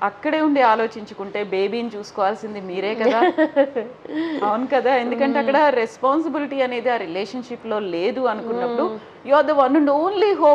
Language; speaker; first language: Telugu; native; Telugu